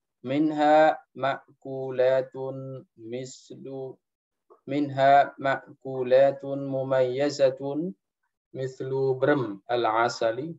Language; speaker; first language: Arabic; non-native, fluent; Indonesian